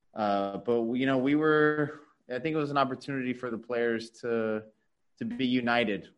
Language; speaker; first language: English; early bilingual, other home language; Spanish